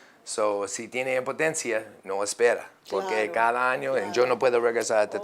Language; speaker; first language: Spanish; non-native, learner; English